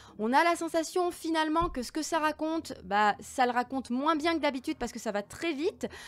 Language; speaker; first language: French; native; French